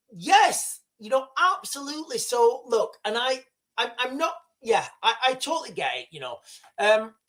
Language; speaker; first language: English; native; English